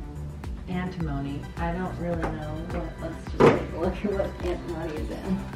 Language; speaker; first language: English; native; English